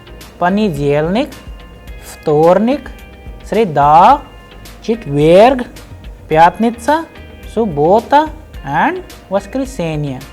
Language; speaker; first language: Russian; non-native, fluent; Hindi